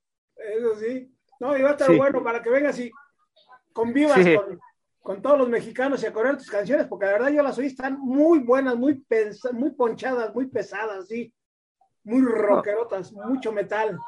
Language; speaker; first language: Spanish; native; Spanish